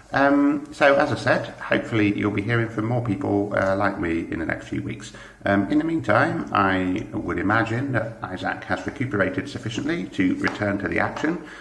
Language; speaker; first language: English; native; English